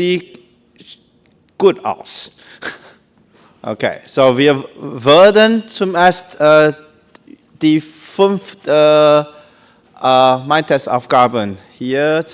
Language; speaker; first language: German; non-native, learner; Chinese